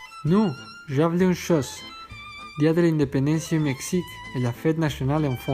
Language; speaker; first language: French; non-native, learner; Spanish